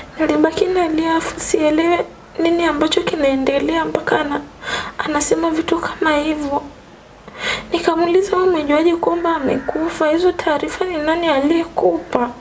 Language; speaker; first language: Swahili; native; Swahili